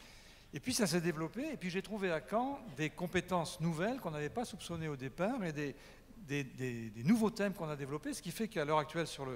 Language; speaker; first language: French; native; French